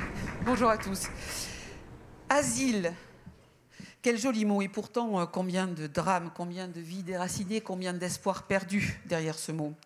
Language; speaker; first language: French; native; French